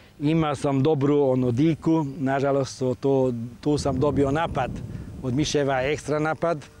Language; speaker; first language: Croatian; non-native, local second language; Hungarian